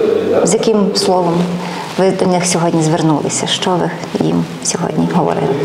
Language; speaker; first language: Ukrainian; native; Ukrainian